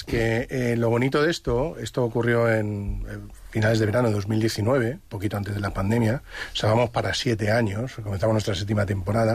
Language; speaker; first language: Spanish; native; Spanish